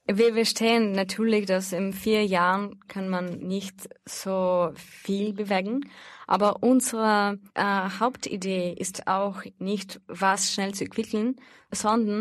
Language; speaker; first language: German; non-native, fluent; Russian